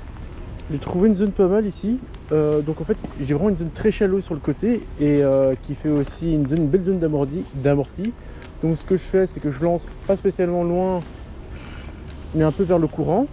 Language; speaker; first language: French; native; French